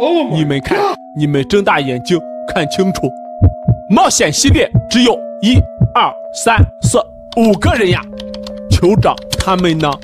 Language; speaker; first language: Chinese; native; Chinese